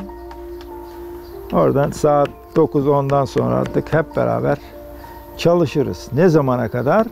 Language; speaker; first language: Turkish; native; Turkish